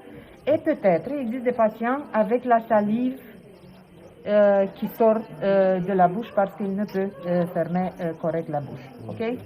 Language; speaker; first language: French; non-native, fluent; Romanian